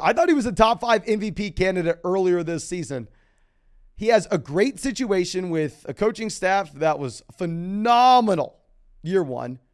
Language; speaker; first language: English; native; English